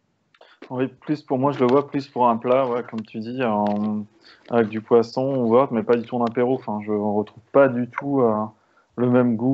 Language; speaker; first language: French; native; French